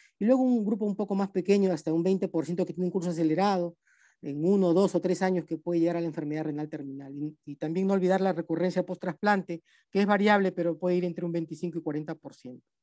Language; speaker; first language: Spanish; native; Spanish